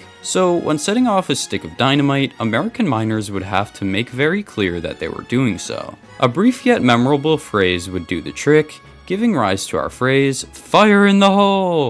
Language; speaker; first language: English; native; English